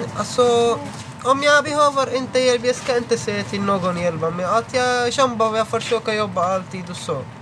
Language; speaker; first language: Swedish; non-native, learner; Arabic